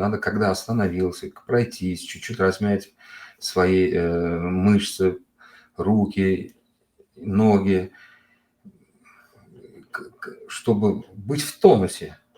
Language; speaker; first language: Russian; non-native, local second language; Uzbek